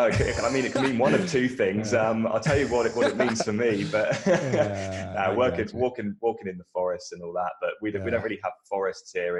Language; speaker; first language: English; native; English